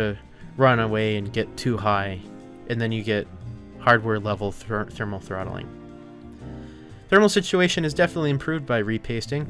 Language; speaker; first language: English; native; English